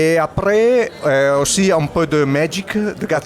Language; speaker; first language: French; non-native, learner; Italian